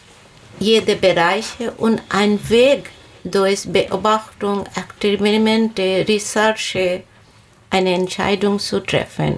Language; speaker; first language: German; non-native, learner; Bangla